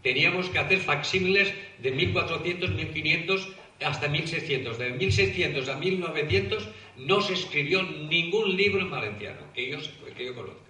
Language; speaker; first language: Spanish; non-native, local second language; Catalan